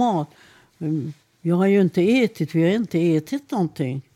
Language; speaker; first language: Swedish; non-native, fluent; Hungarian